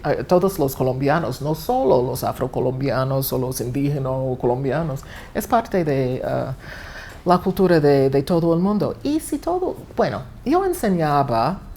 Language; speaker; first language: Spanish; non-native, fluent; English